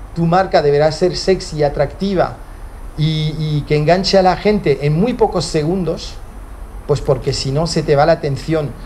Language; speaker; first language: Spanish; early bilingual, heritage; Spanish